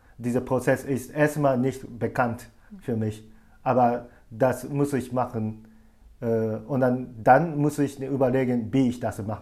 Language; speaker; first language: German; non-native, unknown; Japanese